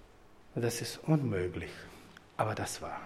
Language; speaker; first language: German; non-native, fluent; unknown